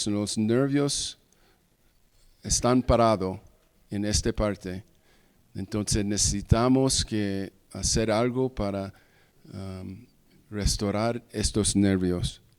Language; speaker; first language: Spanish; early bilingual, heritage; English